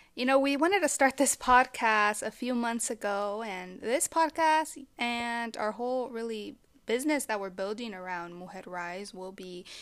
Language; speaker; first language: English; early bilingual, other home language; Spanish